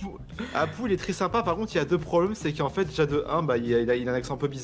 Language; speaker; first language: French; native; French